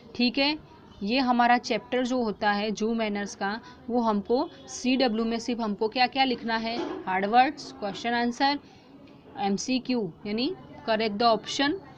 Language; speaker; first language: Hindi; non-native, local second language; Gujarati